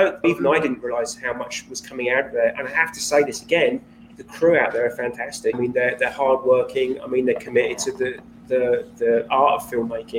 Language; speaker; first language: English; native; English